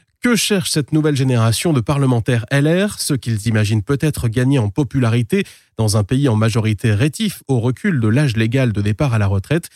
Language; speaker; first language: French; native; French